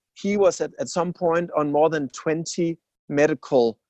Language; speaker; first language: English; non-native, fluent; Danish